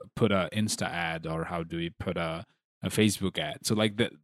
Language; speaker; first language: English; non-native, local second language; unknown